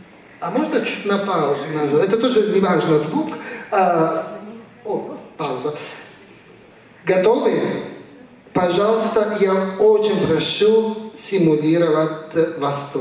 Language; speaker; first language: Russian; non-native, fluent; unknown